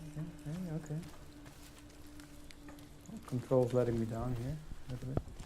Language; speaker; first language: English; non-native, fluent; Dutch